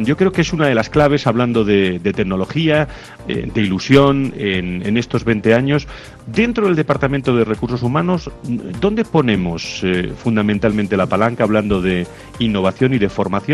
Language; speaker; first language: Spanish; native; Spanish